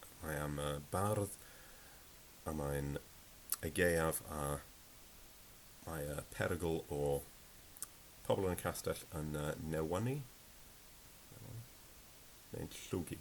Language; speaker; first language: Welsh; non-native, learner; English